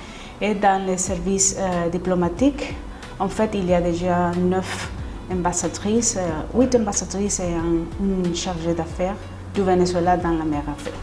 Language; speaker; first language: French; non-native, fluent; Spanish